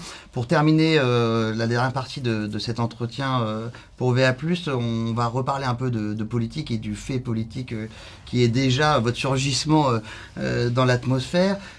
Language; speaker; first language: French; native; French